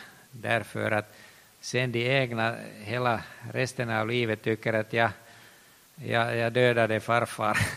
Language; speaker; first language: Swedish; non-native, local second language; Finnish